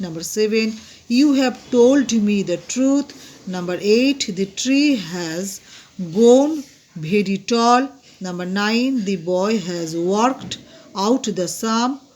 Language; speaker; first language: English; non-native, local second language; Bangla